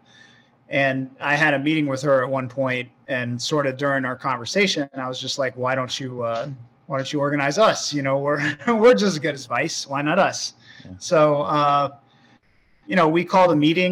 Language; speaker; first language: English; native; English